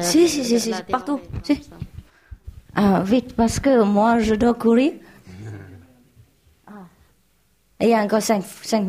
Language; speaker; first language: French; non-native, learner; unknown